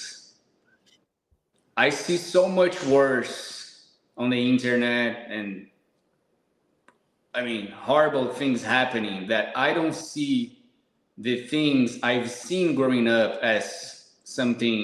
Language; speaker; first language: English; non-native, fluent; Portuguese